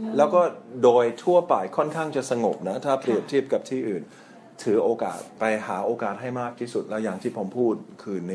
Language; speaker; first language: Thai; non-native, fluent; English